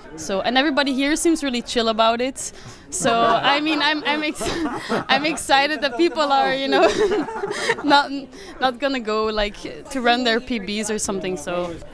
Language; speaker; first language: English; non-native, fluent; Dutch